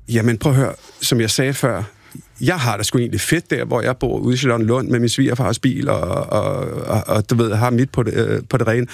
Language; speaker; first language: Danish; early bilingual, other home language; Punjabi